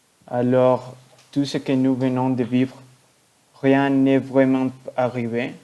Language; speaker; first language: French; non-native, learner; Spanish